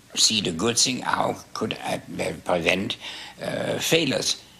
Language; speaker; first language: English; non-native, fluent; German